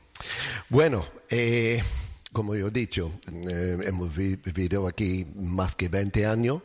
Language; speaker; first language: Spanish; non-native, fluent; English